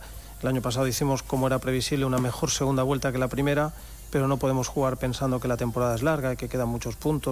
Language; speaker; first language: Spanish; native; Spanish